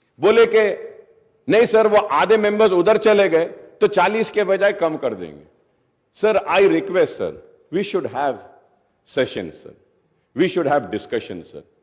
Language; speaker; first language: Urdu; native; Urdu